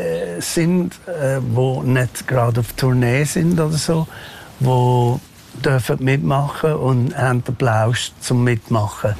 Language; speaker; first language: German; non-native, fluent; Maltese